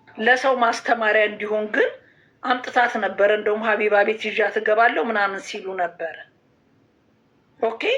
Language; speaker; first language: Amharic; native; Amharic